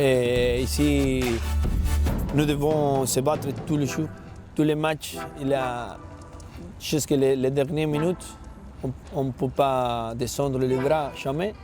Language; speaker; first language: French; non-native, learner; Spanish